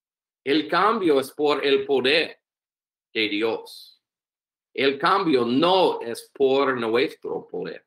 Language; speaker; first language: Spanish; non-native, learner; English